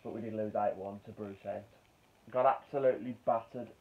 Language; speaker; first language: English; native; English